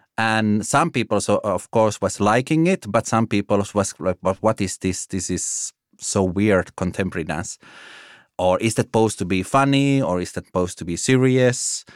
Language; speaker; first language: English; non-native, fluent; Finnish